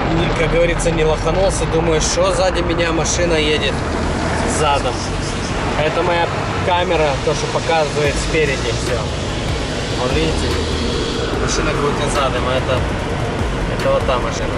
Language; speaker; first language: Russian; native; Russian